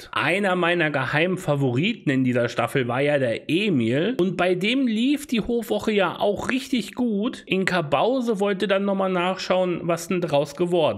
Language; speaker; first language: German; native; German